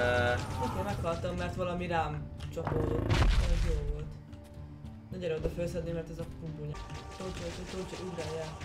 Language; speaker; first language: Hungarian; native; Hungarian